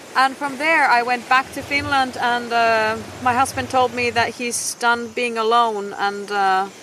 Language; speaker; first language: English; non-native, fluent; Finnish